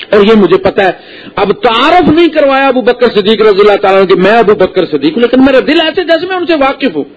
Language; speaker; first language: Urdu; non-native, local second language; Punjabi